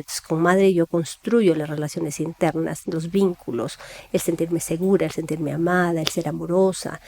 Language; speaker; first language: Spanish; native; Spanish